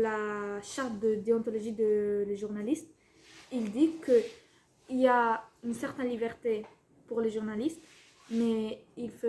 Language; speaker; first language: French; non-native, fluent; Spanish